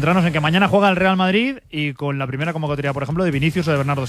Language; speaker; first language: Spanish; native; Spanish